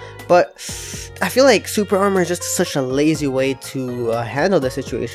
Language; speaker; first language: English; native; English